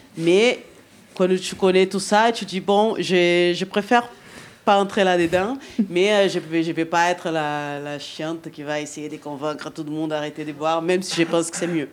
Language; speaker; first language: French; non-native, fluent; Portuguese